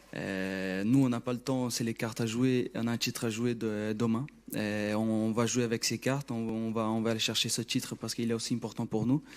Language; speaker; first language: French; non-native, fluent; Portuguese